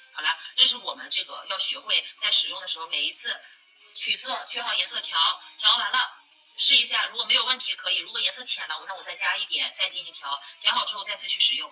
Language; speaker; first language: Chinese; native; Chinese